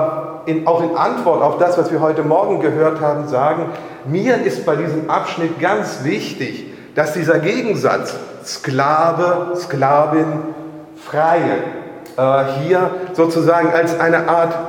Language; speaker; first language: German; native; German